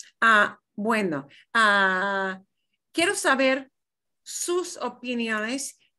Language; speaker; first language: Spanish; non-native, fluent; English